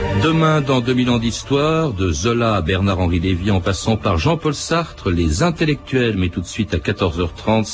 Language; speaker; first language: French; native; French